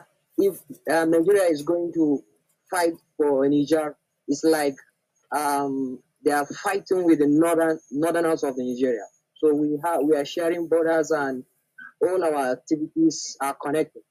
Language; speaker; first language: English; non-native, local second language; Hausa